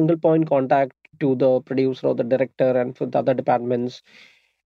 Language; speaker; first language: English; non-native, local second language; Malayalam